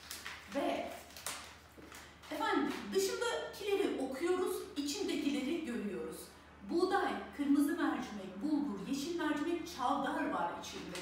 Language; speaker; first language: Turkish; native; Turkish